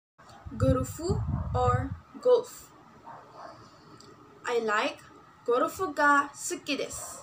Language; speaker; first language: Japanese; non-native, learner; Filipino